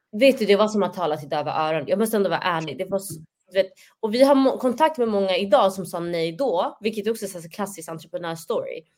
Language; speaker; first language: Swedish; early bilingual, other home language; Somali